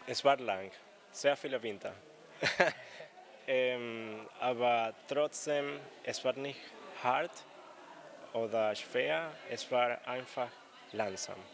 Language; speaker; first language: German; non-native, fluent; Spanish